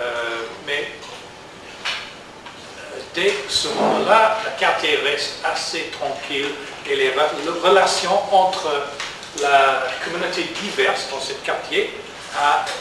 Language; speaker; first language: French; non-native, learner; English